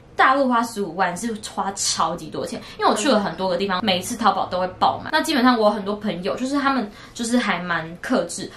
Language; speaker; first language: Chinese; native; Chinese